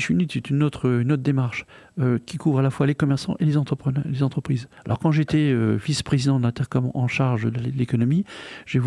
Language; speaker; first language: French; native; French